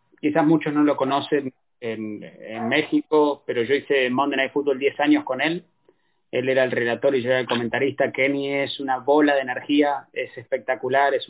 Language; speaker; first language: Spanish; native; Spanish